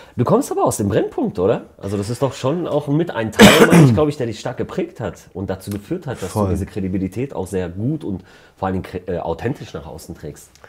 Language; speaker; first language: German; early bilingual, other home language; Persian